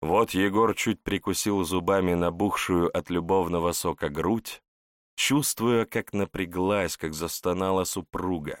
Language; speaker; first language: Russian; native; Russian